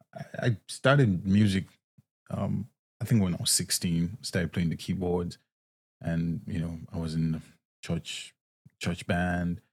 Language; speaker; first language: English; non-native, local second language; Yoruba